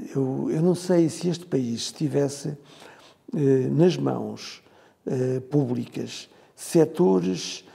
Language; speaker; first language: Portuguese; native; Portuguese